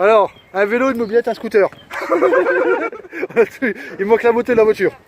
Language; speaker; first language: French; native; French